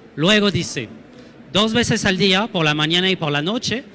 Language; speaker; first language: Spanish; non-native, fluent; French